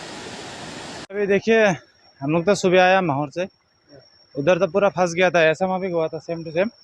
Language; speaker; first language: Hindi; non-native, local second language; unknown